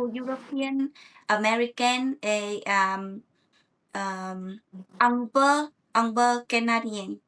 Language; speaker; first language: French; non-native, learner; Vietnamese